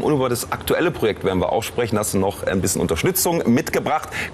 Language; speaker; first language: German; native; German